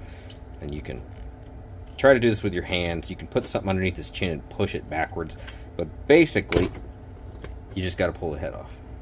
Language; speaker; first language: English; native; English